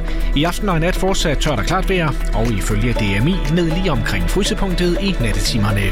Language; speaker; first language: Danish; native; Danish